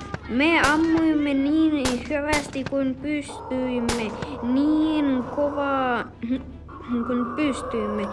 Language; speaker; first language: Finnish; non-native, learner; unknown